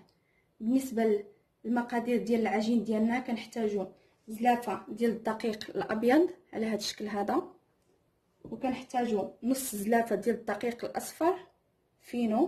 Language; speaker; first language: Arabic; native; Arabic